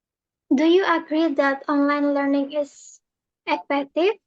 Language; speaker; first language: English; non-native, learner; Indonesian